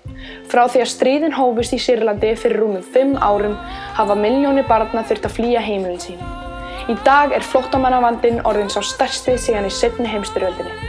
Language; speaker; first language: Icelandic; native; Icelandic